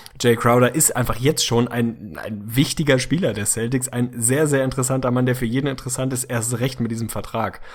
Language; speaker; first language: German; native; German